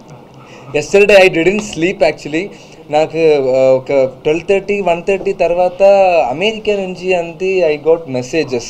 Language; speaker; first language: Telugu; non-native, learner; Malayalam